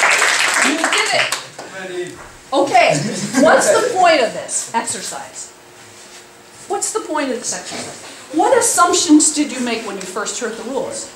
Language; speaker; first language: English; native; English